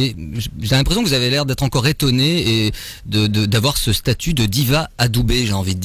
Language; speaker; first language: French; native; French